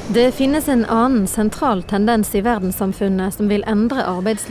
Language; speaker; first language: Norwegian; native; Norwegian